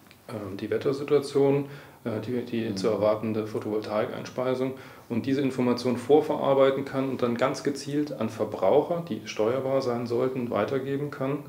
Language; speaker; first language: German; native; German